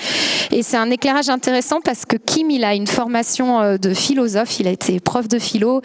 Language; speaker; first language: French; native; French